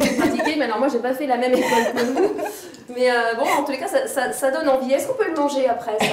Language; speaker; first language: French; native; French